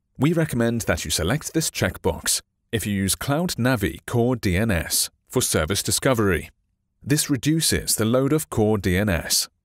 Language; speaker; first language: English; non-native, fluent; Chinese